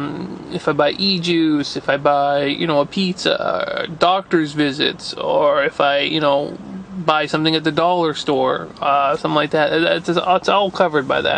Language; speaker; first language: English; native; English